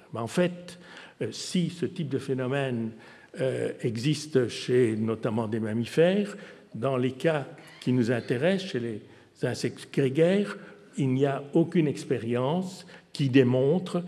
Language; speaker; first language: French; native; French